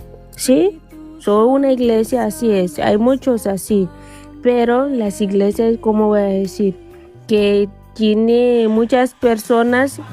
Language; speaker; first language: Spanish; non-native, fluent; Portuguese